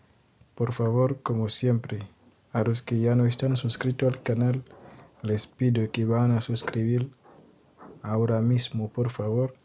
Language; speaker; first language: Spanish; non-native, fluent; Haitian Creole